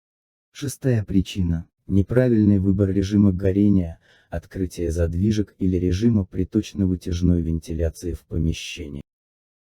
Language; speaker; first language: Russian; native; Russian